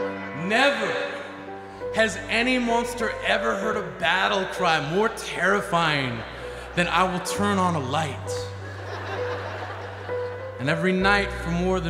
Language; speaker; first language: English; native; English